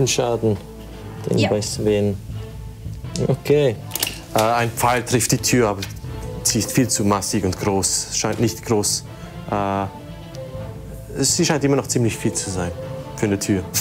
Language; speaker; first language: German; native; German